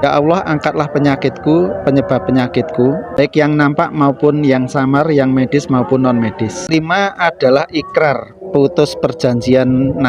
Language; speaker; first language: Indonesian; native; Indonesian